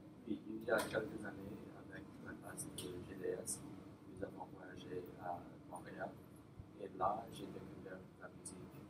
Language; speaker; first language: French; non-native, fluent; English